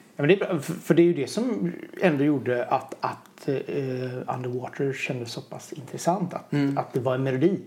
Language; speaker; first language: Swedish; native; Swedish